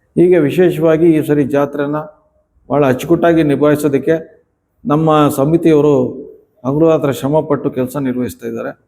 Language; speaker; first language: Kannada; non-native, local second language; Lambadi